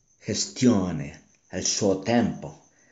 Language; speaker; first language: Italian; non-native, learner; Spanish